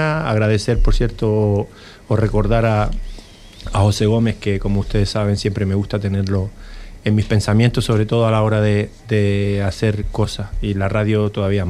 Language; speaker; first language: Spanish; native; Spanish